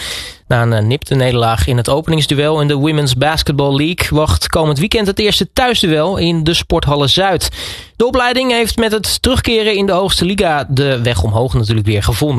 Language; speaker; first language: Dutch; native; Dutch